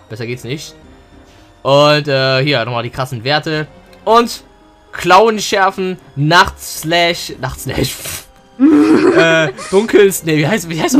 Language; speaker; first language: German; native; German